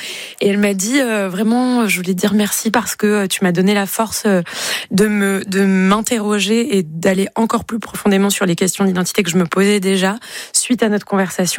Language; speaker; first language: French; native; French